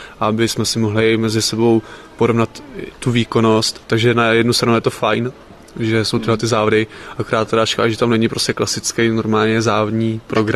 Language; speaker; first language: Czech; native; Czech